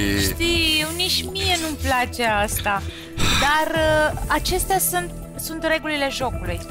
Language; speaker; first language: Romanian; native; Romanian